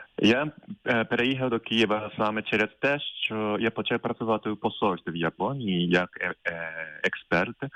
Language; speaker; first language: Ukrainian; non-native, fluent; Japanese